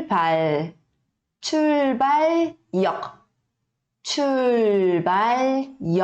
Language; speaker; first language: Korean; early bilingual, heritage; Korean